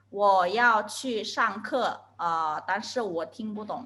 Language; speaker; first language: Chinese; non-native, fluent; Indonesian